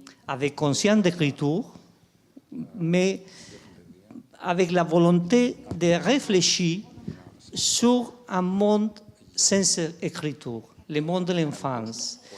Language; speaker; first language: French; non-native, fluent; Spanish